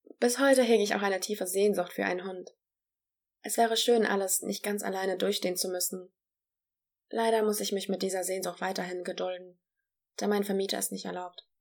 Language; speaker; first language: German; early bilingual, other home language; Polish